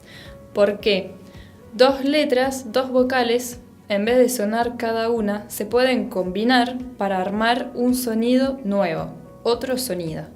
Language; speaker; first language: Spanish; non-native, fluent; French